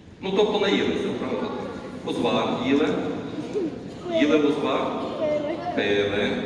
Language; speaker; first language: Ukrainian; native; Ukrainian